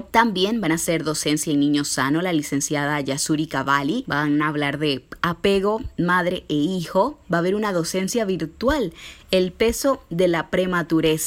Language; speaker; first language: Spanish; native; Spanish